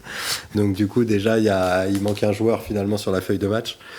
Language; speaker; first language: French; native; French